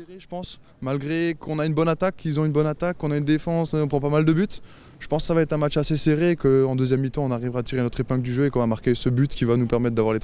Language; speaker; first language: French; native; French